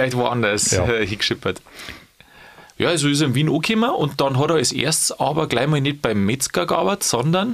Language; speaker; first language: German; native; German